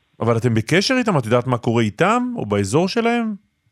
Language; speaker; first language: Hebrew; native; Hebrew